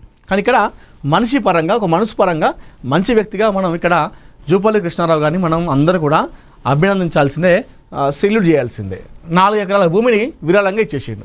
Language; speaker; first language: Telugu; native; Telugu